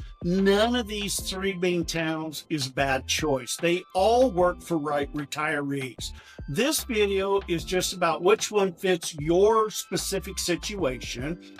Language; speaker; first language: English; native; English